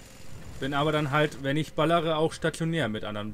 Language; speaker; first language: German; native; German